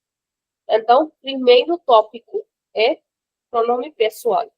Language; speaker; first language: Portuguese; non-native, fluent; Hindi